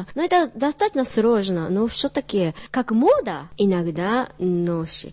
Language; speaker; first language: Russian; non-native, learner; Japanese